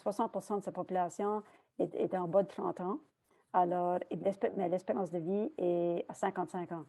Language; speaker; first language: French; native; French